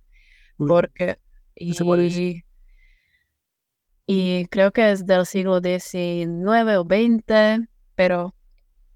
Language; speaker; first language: Spanish; non-native, fluent; Czech